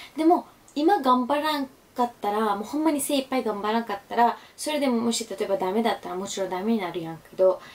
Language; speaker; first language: Japanese; non-native, fluent; Urdu